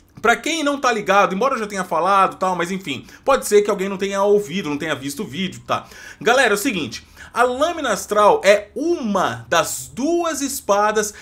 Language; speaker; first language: Portuguese; native; Portuguese